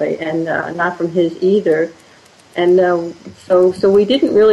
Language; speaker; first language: English; native; English